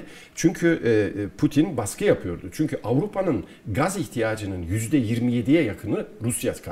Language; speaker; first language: Turkish; native; Turkish